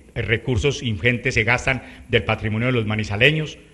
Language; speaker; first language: Spanish; native; Spanish